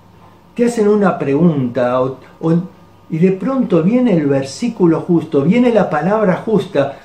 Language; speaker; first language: Spanish; native; Spanish